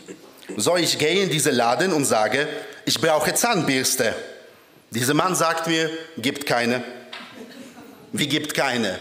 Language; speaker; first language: German; early bilingual, other home language; Polish